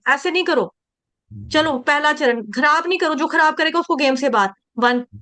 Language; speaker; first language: Hindi; native; Hindi